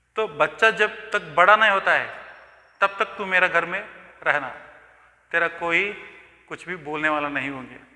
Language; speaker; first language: Hindi; non-native, local second language; Telugu